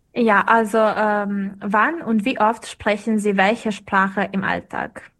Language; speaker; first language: German; non-native, fluent; Serbian